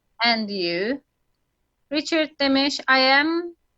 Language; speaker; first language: English; non-native, fluent; Turkish